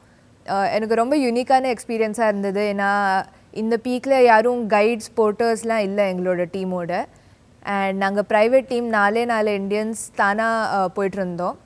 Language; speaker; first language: Tamil; early bilingual, heritage; Tamil